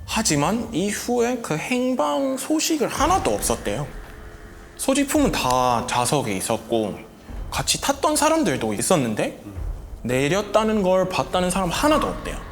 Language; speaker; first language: Korean; non-native, fluent; English